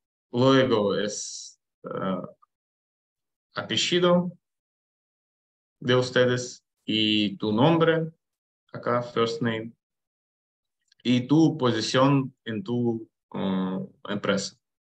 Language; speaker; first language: Spanish; non-native, learner; Russian